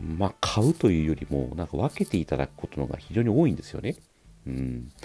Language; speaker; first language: Japanese; native; Japanese